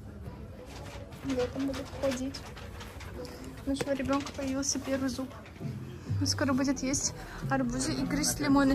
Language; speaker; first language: Russian; native; Russian